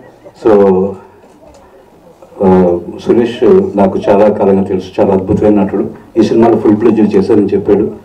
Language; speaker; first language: Telugu; native; Telugu